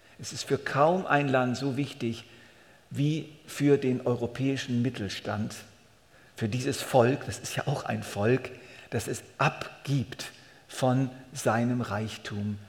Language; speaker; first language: German; native; German